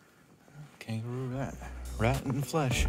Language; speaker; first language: English; native; English